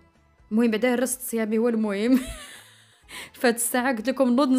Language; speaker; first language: Arabic; native; Arabic